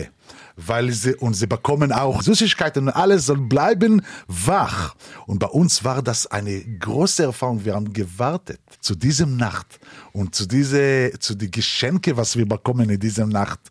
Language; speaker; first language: German; non-native, learner; Hebrew